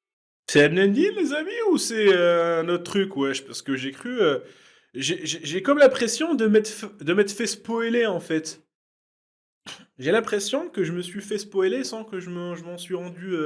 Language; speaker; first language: French; native; French